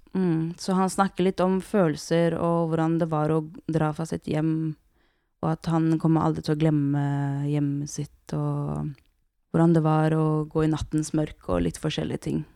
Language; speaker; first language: Norwegian; early bilingual, other home language; Kurdish